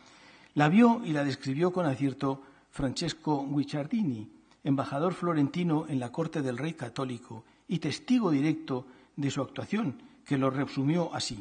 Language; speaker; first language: Spanish; native; Spanish